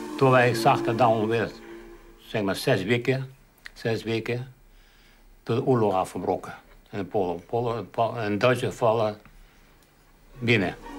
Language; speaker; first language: Dutch; non-native, learner; Polish